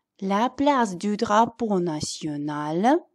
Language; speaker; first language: French; non-native, fluent; Russian